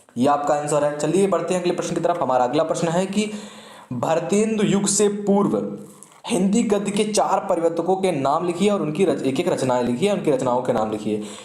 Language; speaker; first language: Hindi; native; Hindi